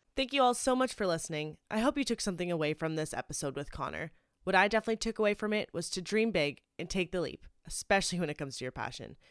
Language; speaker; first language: English; native; English